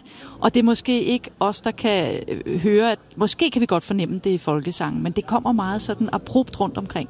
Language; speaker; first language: Danish; native; Danish